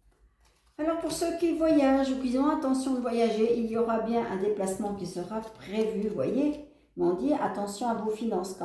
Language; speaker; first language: French; native; French